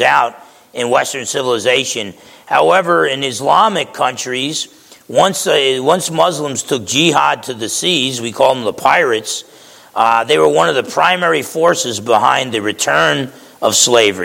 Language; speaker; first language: English; native; English